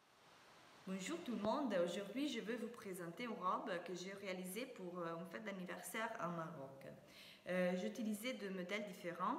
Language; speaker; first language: French; non-native, fluent; Italian